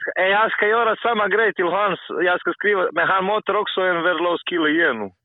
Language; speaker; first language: Swedish; non-native, fluent; Serbian